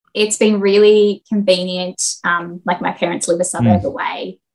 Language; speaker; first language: English; native; English